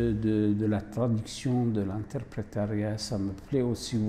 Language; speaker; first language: French; non-native, fluent; Arabic